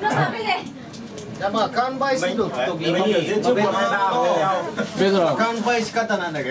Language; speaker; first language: Japanese; non-native, fluent; Vietnamese